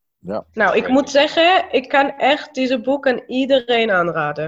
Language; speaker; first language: Dutch; non-native, learner; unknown